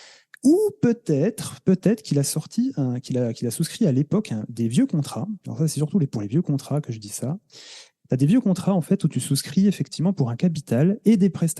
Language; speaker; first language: French; native; French